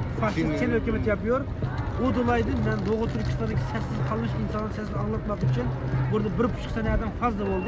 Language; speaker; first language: Turkish; non-native, learner; Uyghur